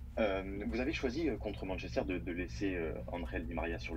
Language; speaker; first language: French; native; French